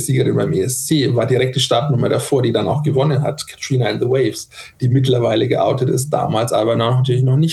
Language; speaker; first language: German; native; German